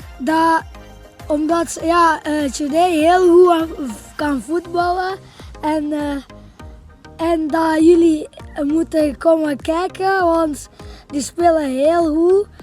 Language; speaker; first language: Dutch; early bilingual, other home language; Russian